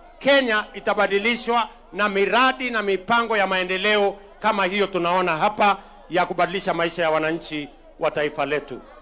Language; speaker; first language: Swahili; non-native, local second language; Kalenjin